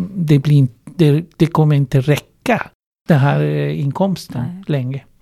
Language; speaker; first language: Swedish; non-native, fluent; Spanish